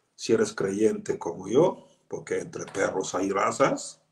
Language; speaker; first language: Spanish; non-native, fluent; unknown